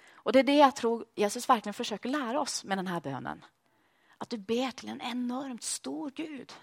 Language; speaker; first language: Swedish; native; Swedish